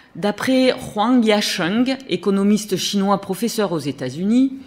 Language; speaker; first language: French; native; French